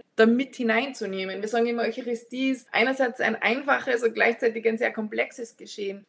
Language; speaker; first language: German; native; German